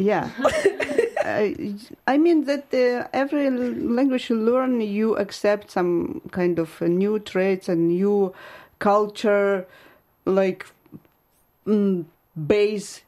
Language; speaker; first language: English; non-native, fluent; Ukrainian